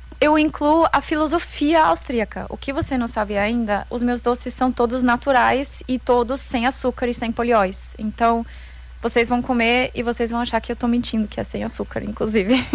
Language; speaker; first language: Portuguese; non-native, fluent; German